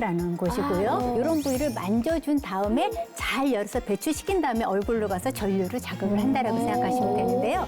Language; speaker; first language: Korean; native; Korean